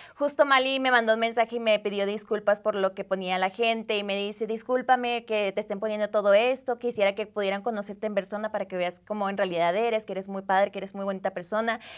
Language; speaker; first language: Spanish; native; Spanish